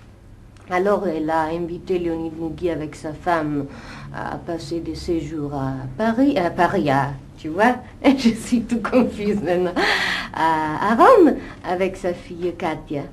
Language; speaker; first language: French; non-native, fluent; Italian